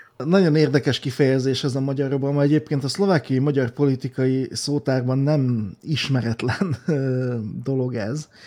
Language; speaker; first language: Hungarian; native; Hungarian